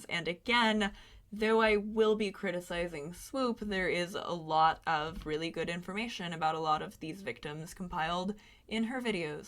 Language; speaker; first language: English; native; English